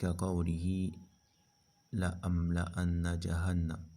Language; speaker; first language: Arabic; non-native, fluent; French